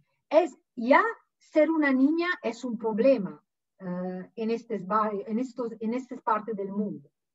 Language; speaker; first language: Spanish; non-native, fluent; Italian